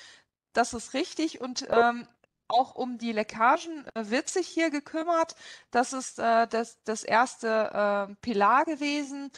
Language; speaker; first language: German; non-native, local second language; Luxembourgish